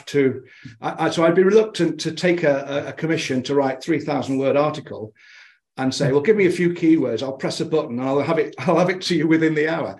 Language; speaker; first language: English; native; English